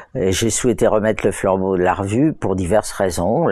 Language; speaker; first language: French; native; French